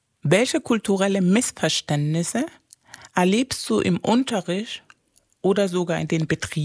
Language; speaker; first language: German; non-native, fluent; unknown